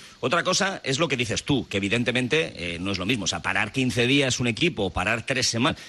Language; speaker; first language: Spanish; native; Spanish